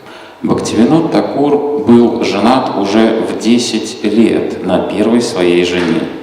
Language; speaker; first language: Russian; native; Russian